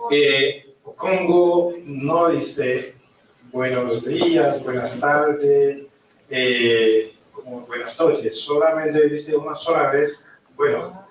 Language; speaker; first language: Spanish; non-native, learner; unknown